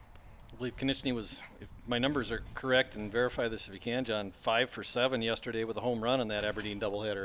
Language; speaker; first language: English; native; English